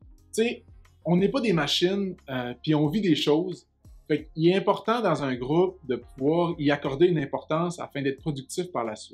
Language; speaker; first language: French; native; French